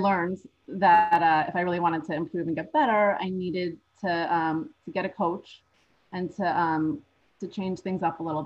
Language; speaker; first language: English; native; English